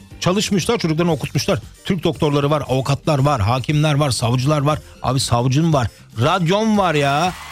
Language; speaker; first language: Turkish; early bilingual, heritage; Turkish